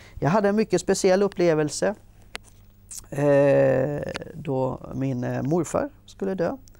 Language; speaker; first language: Swedish; native; Swedish